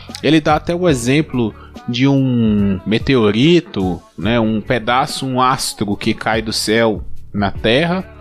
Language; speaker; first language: Portuguese; native; Portuguese